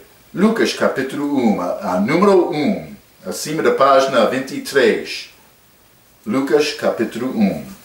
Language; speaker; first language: Portuguese; non-native, fluent; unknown